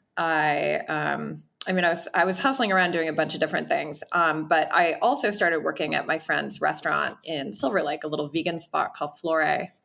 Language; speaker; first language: English; native; English